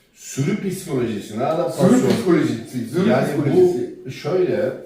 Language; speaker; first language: Turkish; native; Turkish